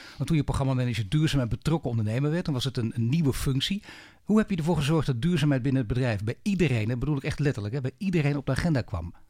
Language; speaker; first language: Dutch; native; Dutch